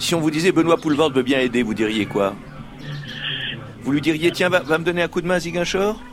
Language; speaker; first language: French; native; French